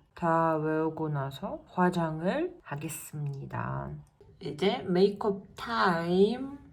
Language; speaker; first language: Korean; non-native, fluent; Russian